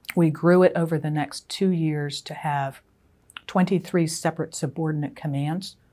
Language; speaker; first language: English; native; English